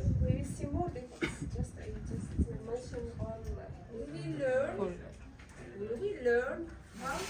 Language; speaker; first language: English; non-native, fluent; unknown